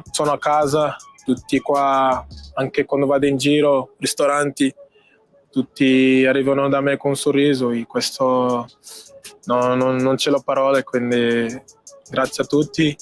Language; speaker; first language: Italian; non-native, fluent; Portuguese